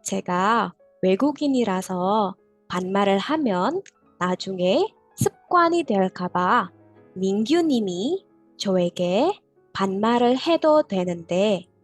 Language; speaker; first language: Korean; non-native, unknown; Indonesian